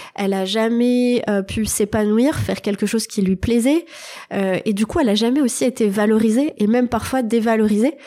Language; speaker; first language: French; native; French